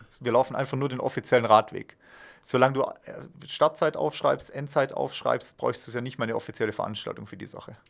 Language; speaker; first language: German; native; German